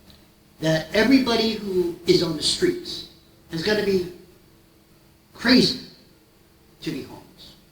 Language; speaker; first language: English; native; English